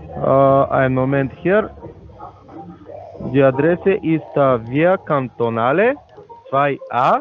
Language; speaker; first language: German; non-native, learner; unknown